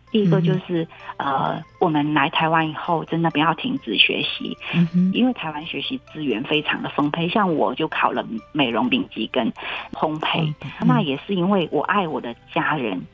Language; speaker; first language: Chinese; native; Chinese